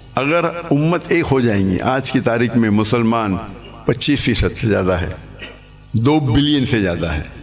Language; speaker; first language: Urdu; non-native, local second language; English